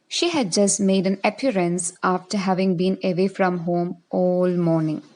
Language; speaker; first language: English; non-native, local second language; Malayalam